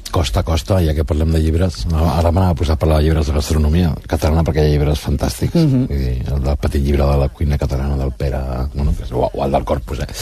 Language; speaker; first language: Catalan; non-native, local second language; Spanish